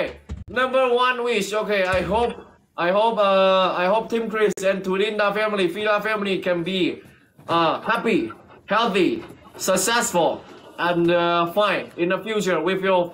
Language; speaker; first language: English; non-native, learner; Vietnamese